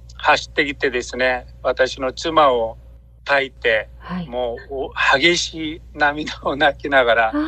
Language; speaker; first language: Japanese; non-native, fluent; Korean